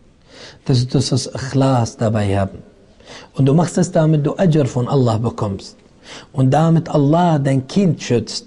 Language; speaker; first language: German; non-native, fluent; Arabic